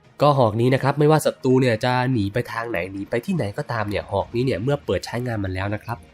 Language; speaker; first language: Thai; native; Thai